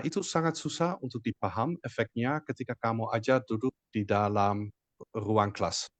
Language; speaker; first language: Indonesian; non-native, fluent; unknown